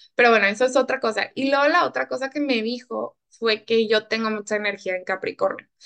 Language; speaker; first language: Spanish; early bilingual, heritage; Spanish